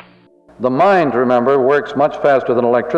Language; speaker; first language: English; native; English